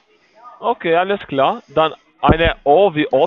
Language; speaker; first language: German; non-native, learner; Spanish